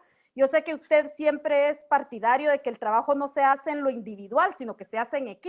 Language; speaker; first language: Spanish; native; Spanish